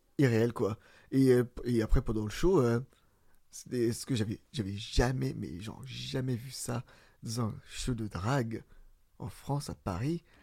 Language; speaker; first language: French; early bilingual, other home language; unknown